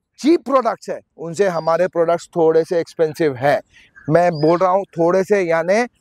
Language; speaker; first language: Hindi; native; Hindi